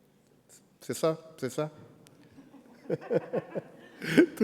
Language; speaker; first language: French; non-native, fluent; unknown